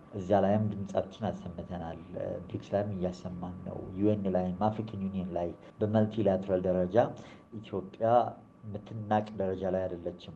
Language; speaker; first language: Amharic; early bilingual, other home language; Gujarati